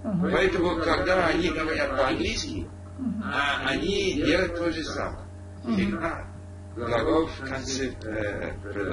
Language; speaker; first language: Russian; non-native, learner; English